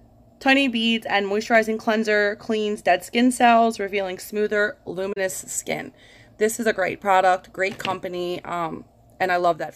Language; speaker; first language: English; native; English